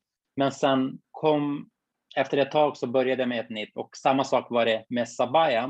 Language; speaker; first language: Swedish; non-native, fluent; Kurdish